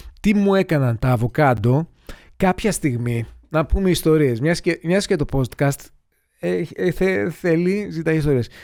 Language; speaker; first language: Greek; native; Greek